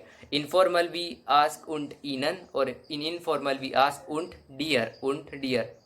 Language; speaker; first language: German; non-native, local second language; Hindi